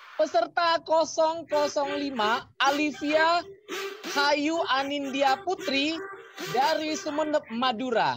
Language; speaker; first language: Indonesian; native; Indonesian